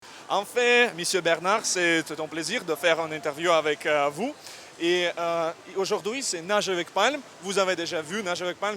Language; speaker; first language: French; non-native, learner; Russian